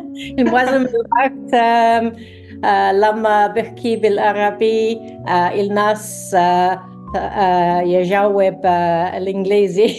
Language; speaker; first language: Arabic; non-native, learner; English